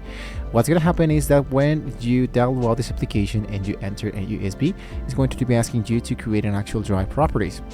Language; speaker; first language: English; non-native, fluent; Spanish